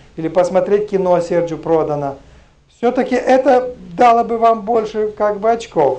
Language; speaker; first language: Russian; non-native, local second language; Romanian